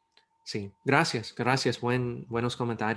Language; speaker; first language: Spanish; non-native, fluent; English